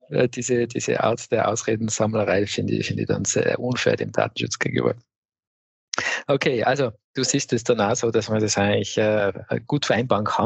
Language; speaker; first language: German; native; German